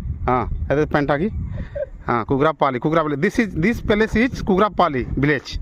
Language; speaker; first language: English; non-native, learner; Odia